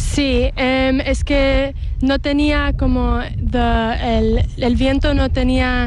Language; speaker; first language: Spanish; early bilingual, heritage; English